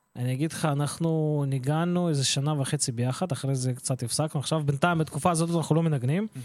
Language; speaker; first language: Hebrew; early bilingual, other home language; Russian